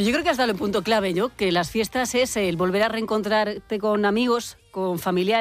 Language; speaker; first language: Spanish; native; Spanish